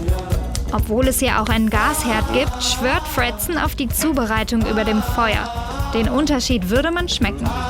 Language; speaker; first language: German; native; German